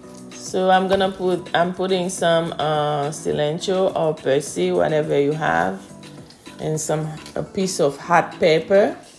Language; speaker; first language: English; non-native, fluent; Haitian Creole